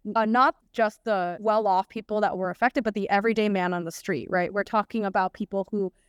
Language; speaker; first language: English; native; English